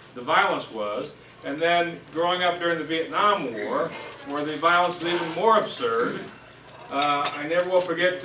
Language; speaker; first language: English; native; English